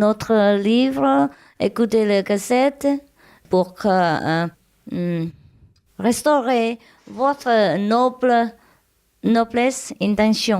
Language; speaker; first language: French; non-native, learner; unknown